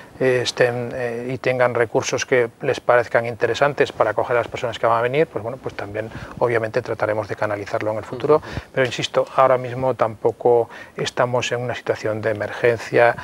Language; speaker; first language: Spanish; native; Spanish